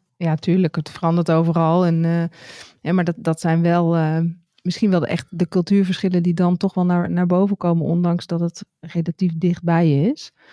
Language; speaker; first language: Dutch; native; Dutch